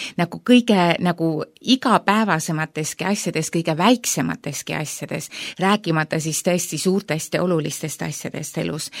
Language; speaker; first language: Estonian; native; Estonian